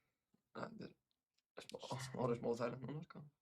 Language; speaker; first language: Icelandic; native; Icelandic